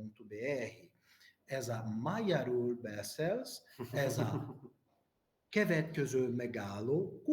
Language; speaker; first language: Hungarian; non-native, learner; Portuguese